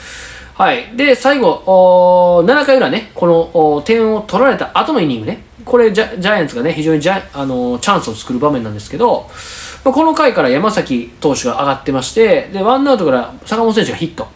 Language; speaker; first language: Japanese; native; Japanese